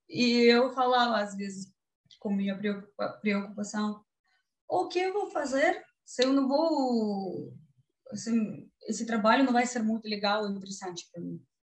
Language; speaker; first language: Portuguese; non-native, learner; Russian